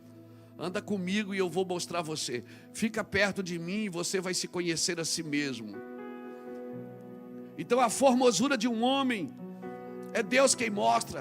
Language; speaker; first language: Portuguese; native; Portuguese